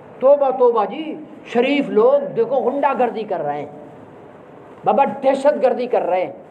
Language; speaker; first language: Urdu; non-native, local second language; Sindhi